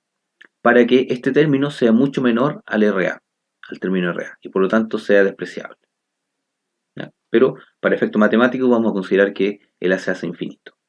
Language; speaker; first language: Spanish; native; Spanish